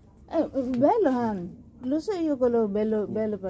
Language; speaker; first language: Italian; non-native, learner; Filipino